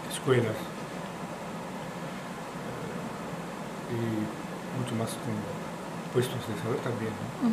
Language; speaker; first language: Spanish; non-native, learner; Japanese